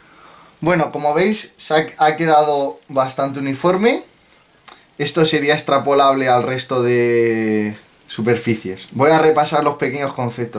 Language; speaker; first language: Spanish; native; Spanish